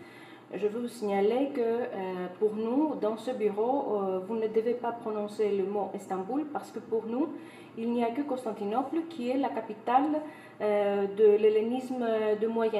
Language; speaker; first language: French; non-native, fluent; Greek